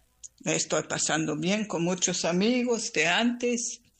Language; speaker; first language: Spanish; non-native, fluent; German